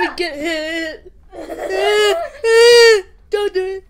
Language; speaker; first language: English; native; English